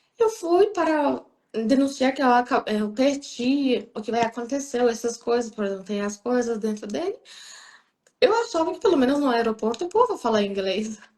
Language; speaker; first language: Portuguese; non-native, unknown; Persian